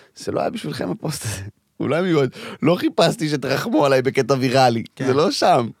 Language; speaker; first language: Hebrew; early bilingual, other home language; Arabic